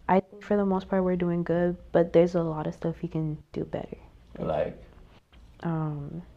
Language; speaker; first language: English; native; English